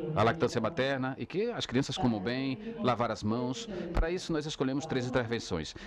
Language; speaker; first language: Portuguese; non-native, fluent; Spanish